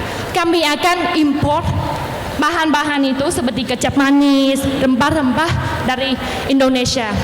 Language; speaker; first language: Indonesian; non-native, learner; Vietnamese